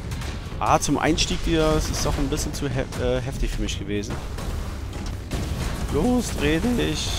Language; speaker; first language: German; native; German